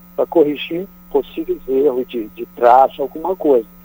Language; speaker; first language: Portuguese; native; Portuguese